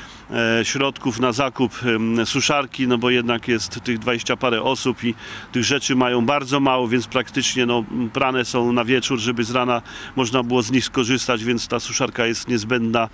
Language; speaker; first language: Polish; native; Polish